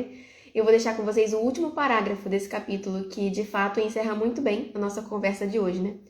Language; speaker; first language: Portuguese; native; Portuguese